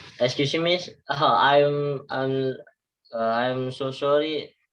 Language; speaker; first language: English; non-native, learner; Indonesian